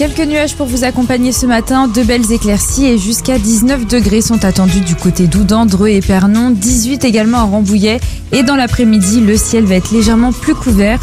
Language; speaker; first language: French; native; French